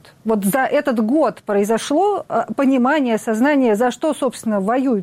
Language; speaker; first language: Russian; native; Russian